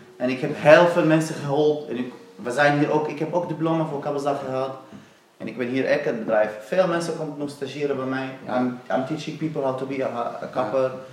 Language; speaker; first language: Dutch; non-native, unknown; Arabic